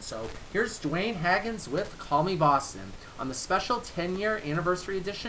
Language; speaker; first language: English; native; English